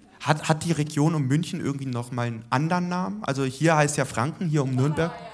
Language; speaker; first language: German; native; German